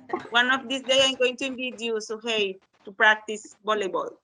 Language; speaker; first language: English; non-native, learner; Spanish